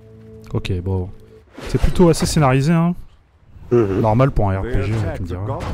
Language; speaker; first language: French; native; French